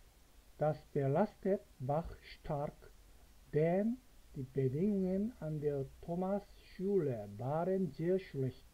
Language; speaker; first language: German; non-native, fluent; Korean